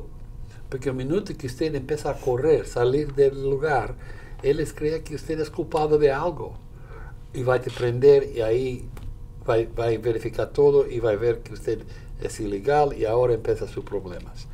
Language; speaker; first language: Spanish; non-native, fluent; Portuguese